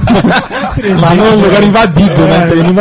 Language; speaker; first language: Portuguese; native; Portuguese